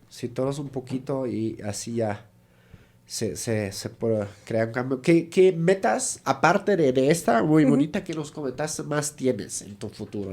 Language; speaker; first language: Spanish; native; Spanish